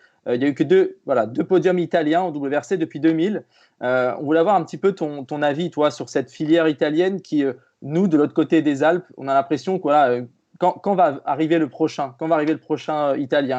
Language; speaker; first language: French; native; French